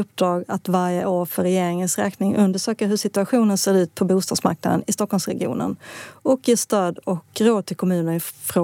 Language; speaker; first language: Swedish; native; Swedish